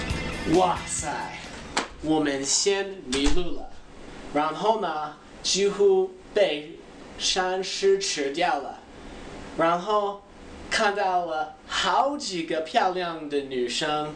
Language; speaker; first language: Chinese; non-native, learner; English